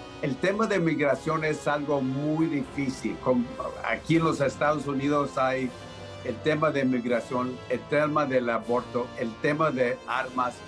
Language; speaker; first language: Spanish; early bilingual, heritage; Spanish